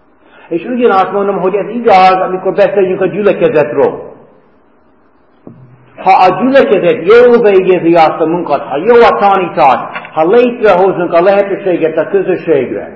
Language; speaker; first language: Hungarian; non-native, fluent; English